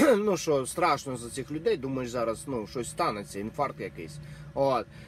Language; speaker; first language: Ukrainian; non-native, local second language; Russian